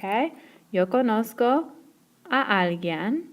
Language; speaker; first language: Spanish; non-native, fluent; English